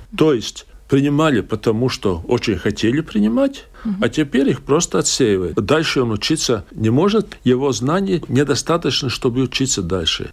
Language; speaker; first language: Russian; native; Russian